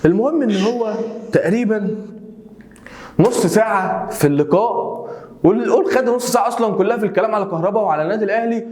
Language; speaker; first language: Arabic; native; Arabic